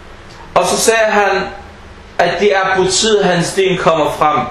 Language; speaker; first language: Danish; early bilingual, other home language; Arabic